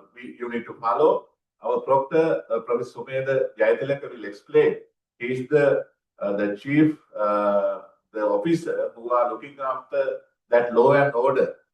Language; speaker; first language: English; non-native, local second language; Sinhala